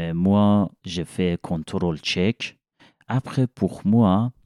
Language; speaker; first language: French; non-native, learner; Persian